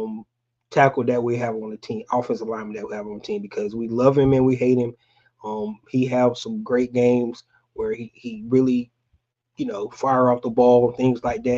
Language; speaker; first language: English; native; English